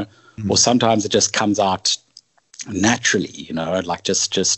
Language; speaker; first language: English; native; English